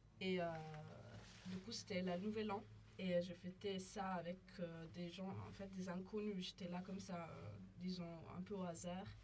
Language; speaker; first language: French; non-native, fluent; Italian